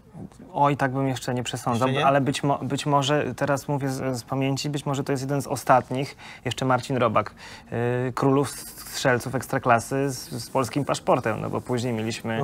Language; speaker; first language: Polish; native; Polish